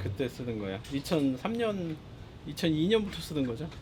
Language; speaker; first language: Korean; native; Korean